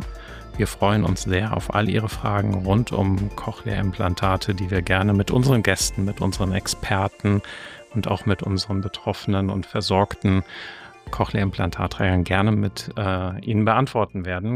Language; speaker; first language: German; native; German